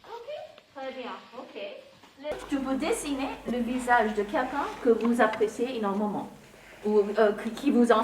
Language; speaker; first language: French; non-native, fluent; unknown